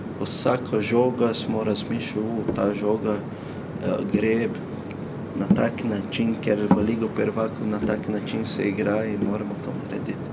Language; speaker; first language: Slovenian; non-native, fluent; Portuguese